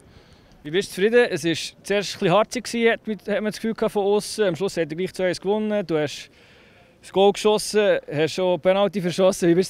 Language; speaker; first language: German; native; German